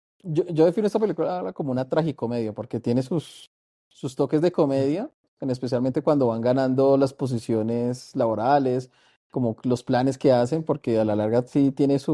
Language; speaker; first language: Spanish; native; Spanish